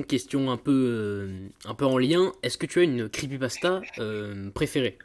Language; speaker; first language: French; native; French